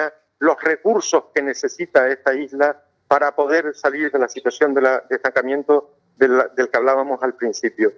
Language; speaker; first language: Spanish; native; Spanish